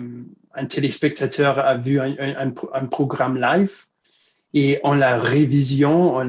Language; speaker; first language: French; non-native, fluent; English